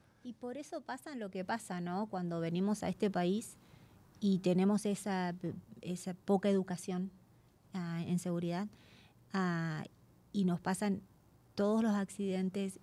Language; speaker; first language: Spanish; native; Spanish